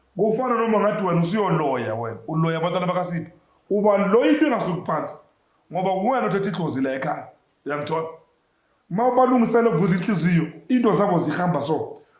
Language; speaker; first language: Zulu; native; Zulu